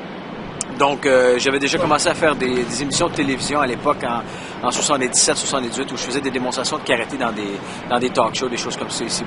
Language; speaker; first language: French; native; French